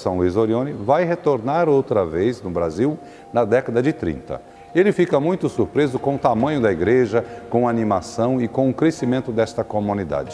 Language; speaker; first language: Portuguese; native; Portuguese